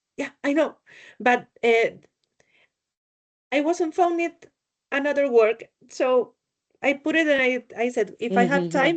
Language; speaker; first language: English; non-native, learner; Spanish